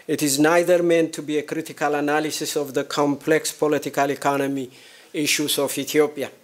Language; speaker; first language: English; non-native, local second language; Amharic